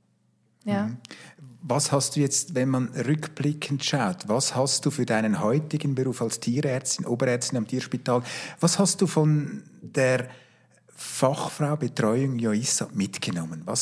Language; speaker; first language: German; native; German